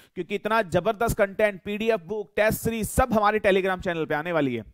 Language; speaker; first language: Hindi; native; Hindi